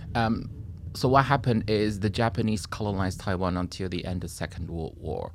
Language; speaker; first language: English; non-native, fluent; Chinese